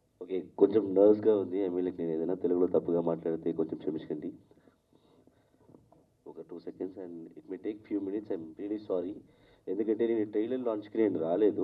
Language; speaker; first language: Telugu; non-native, learner; Tamil